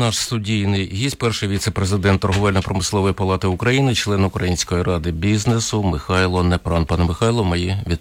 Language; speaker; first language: Ukrainian; native; Ukrainian